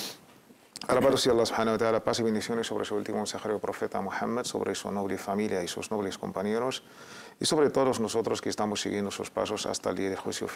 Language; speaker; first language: Spanish; native; Spanish